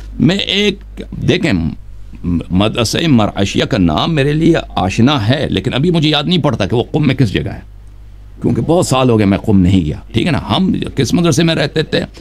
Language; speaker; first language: Urdu; non-native, fluent; Persian